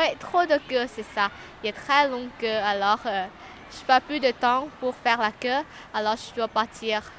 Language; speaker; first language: French; non-native, learner; Lao